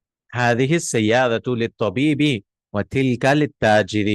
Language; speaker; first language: Arabic; non-native, fluent; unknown